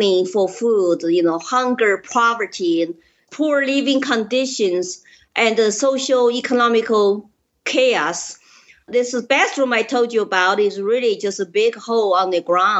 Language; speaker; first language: English; non-native, fluent; Chinese